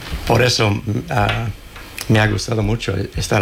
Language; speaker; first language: Spanish; non-native, fluent; English